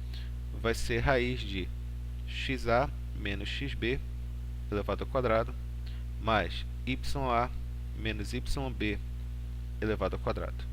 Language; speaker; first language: Portuguese; native; Portuguese